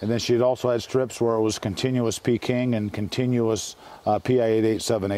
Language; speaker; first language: English; native; English